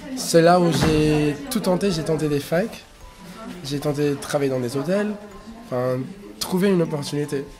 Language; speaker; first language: French; non-native, fluent; Spanish